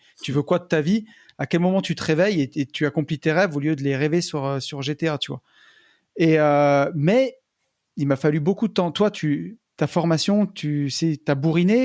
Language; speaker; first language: French; native; French